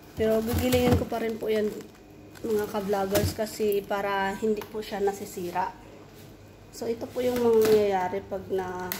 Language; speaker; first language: Filipino; non-native, local second language; Hiligaynon